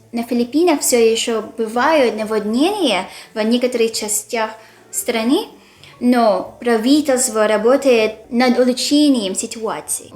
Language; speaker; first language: Russian; non-native, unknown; Filipino